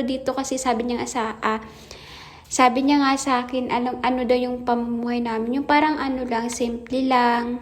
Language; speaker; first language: Filipino; non-native, local second language; Hiligaynon